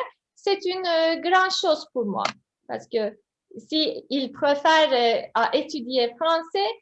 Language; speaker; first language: French; non-native, fluent; Turkish